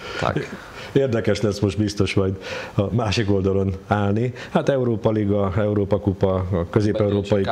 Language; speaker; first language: Hungarian; native; Hungarian